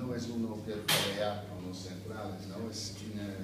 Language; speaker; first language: Spanish; non-native, fluent; English